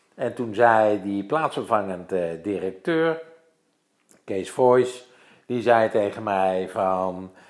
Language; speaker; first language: Dutch; native; Dutch